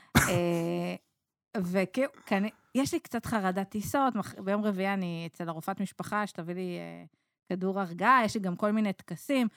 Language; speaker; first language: Hebrew; native; Hebrew